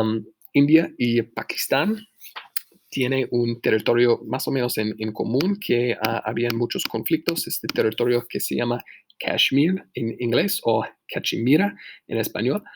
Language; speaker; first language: Spanish; non-native, fluent; English